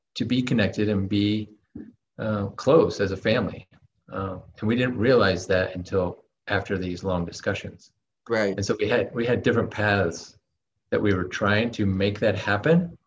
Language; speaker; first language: English; native; English